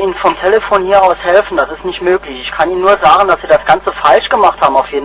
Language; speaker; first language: German; native; German